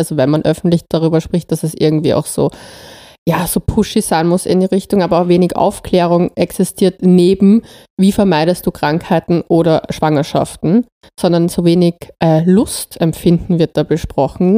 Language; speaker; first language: German; native; German